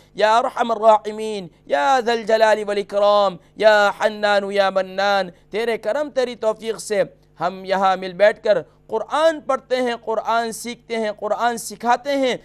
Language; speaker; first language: Urdu; native; Urdu